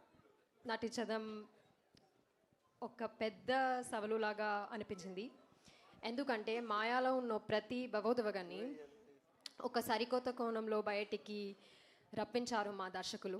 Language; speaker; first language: Telugu; non-native, learner; Malayalam